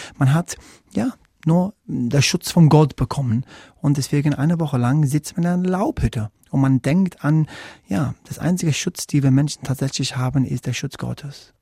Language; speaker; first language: German; non-native, fluent; English